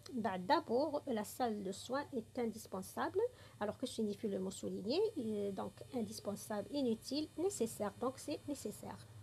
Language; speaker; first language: French; non-native, local second language; Arabic